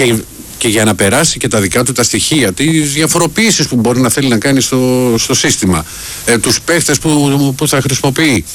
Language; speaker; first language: Greek; native; Greek